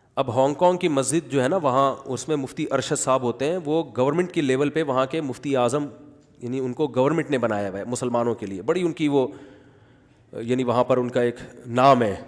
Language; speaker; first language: Urdu; native; Urdu